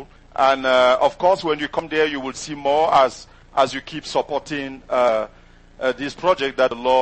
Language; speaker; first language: English; non-native, local second language; French